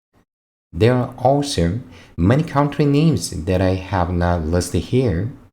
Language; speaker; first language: English; non-native, fluent; Korean